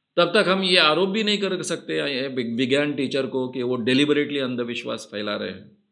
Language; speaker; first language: Hindi; non-native, local second language; Marathi